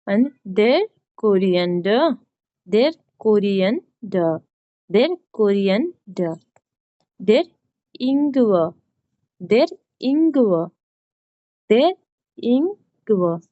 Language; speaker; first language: German; non-native, learner; Nepali